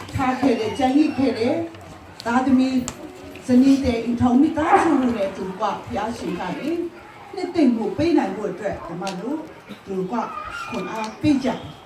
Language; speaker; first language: Burmese; non-native, local second language; Hakha Chin